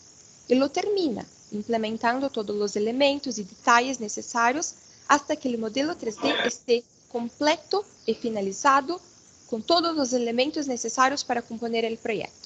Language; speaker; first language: Spanish; non-native, fluent; Portuguese